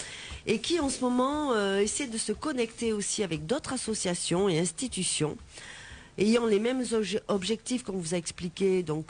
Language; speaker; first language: French; native; French